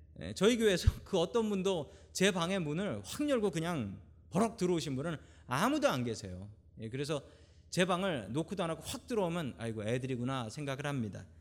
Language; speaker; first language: Korean; native; Korean